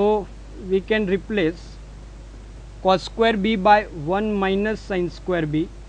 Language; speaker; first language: English; non-native, local second language; Gujarati